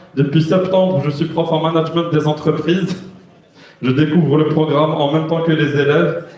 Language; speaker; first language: French; non-native, local second language; Arabic